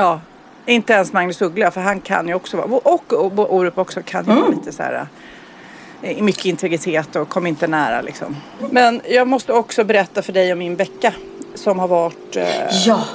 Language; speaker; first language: Swedish; native; Swedish